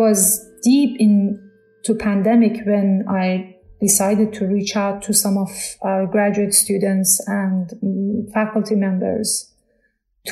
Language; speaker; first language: English; non-native, fluent; Persian